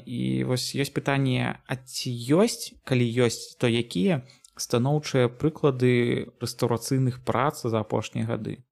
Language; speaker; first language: Belarusian; non-native, local second language; Russian